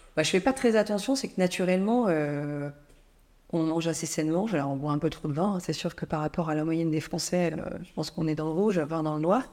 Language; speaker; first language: French; native; French